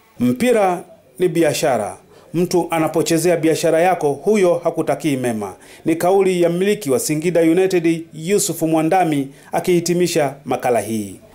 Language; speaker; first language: Swahili; native; Swahili